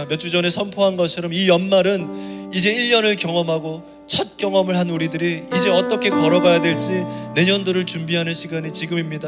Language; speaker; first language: Korean; native; Korean